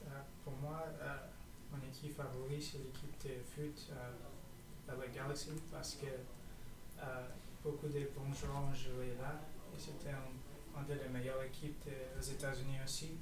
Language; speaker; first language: French; non-native, learner; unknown